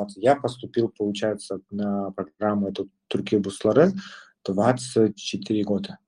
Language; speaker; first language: Russian; non-native, local second language; Kazakh